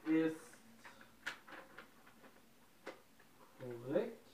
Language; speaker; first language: German; non-native, learner; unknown